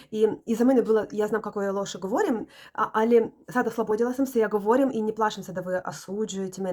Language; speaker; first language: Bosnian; non-native, learner; Russian